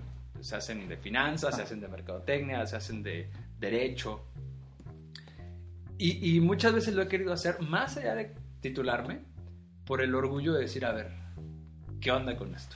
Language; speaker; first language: Spanish; native; Spanish